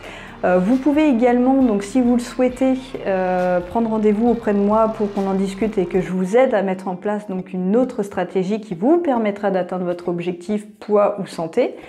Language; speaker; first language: French; native; French